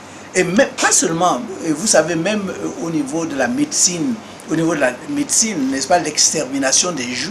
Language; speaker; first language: French; non-native, local second language; Duala